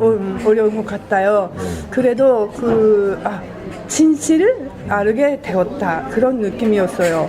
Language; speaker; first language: Korean; non-native, fluent; Japanese